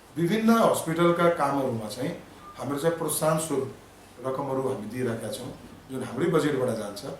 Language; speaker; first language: Nepali; non-native, local second language; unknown